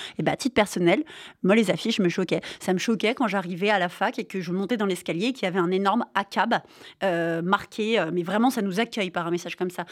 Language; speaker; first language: French; native; French